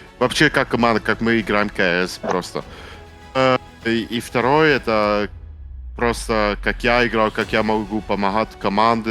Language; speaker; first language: Russian; non-native, local second language; Ukrainian